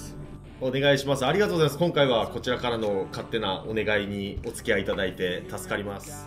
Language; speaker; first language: Japanese; native; Japanese